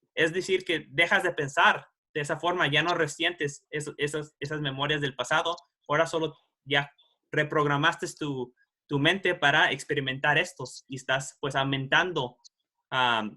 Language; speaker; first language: Spanish; early bilingual, heritage; Spanish